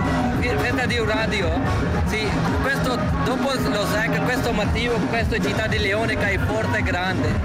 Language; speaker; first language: Italian; non-native, learner; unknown